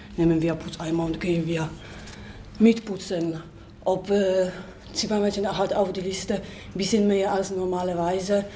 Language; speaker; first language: German; non-native, fluent; Polish